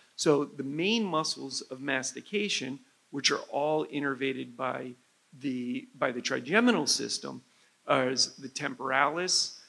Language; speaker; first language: English; native; English